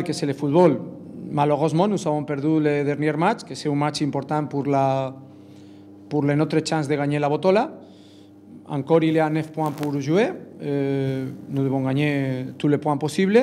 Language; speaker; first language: French; non-native, learner; Spanish